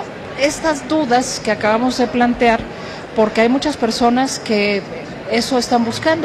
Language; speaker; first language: Spanish; native; Spanish